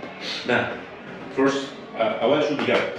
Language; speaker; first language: Persian; native; Persian